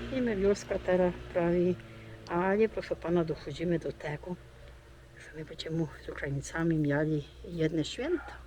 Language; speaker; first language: Polish; early bilingual, heritage; Polish